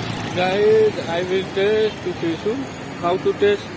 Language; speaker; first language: English; non-native, learner; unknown